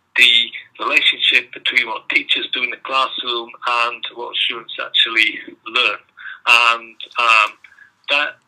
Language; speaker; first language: English; non-native, fluent; Dutch